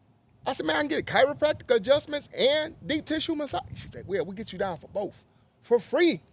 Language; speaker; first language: English; native; English